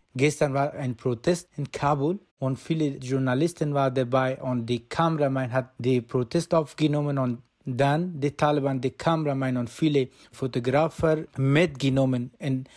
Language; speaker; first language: German; non-native, learner; Persian